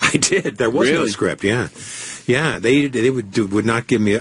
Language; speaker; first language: English; native; English